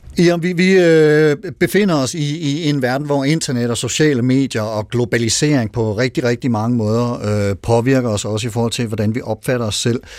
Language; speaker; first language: Danish; native; Danish